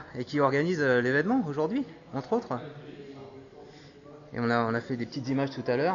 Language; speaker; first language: French; native; French